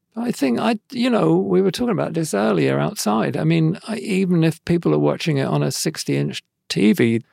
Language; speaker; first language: English; native; English